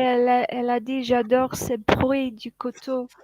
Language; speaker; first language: French; non-native, learner; English